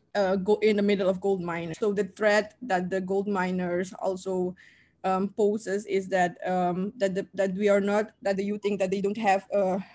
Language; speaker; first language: English; non-native, fluent; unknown